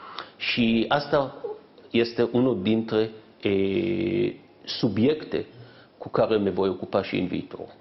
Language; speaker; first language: Romanian; non-native, fluent; Hebrew